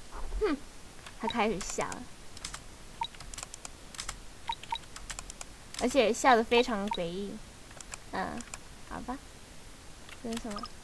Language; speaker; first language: Chinese; native; Chinese